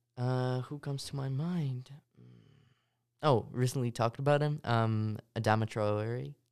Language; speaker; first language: English; early bilingual, other home language; Russian